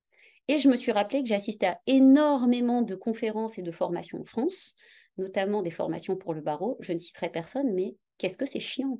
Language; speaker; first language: French; native; French